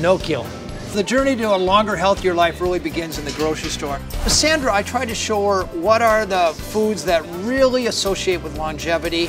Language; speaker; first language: English; native; English